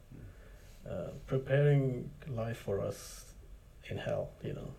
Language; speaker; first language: English; non-native, fluent; Persian